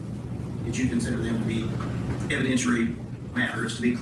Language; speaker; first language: English; native; English